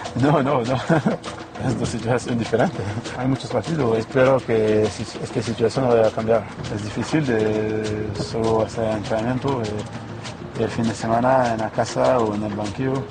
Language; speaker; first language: Spanish; non-native, learner; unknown